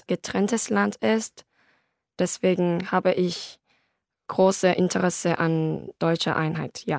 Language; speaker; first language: German; non-native, learner; Korean